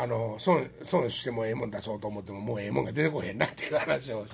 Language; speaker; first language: Japanese; native; Japanese